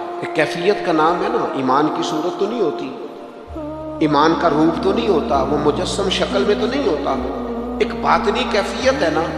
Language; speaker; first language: Urdu; non-native, local second language; Punjabi